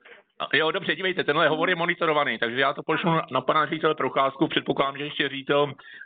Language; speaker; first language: Czech; native; Czech